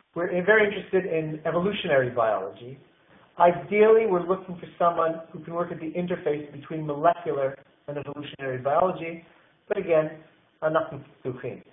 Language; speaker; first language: English; native; English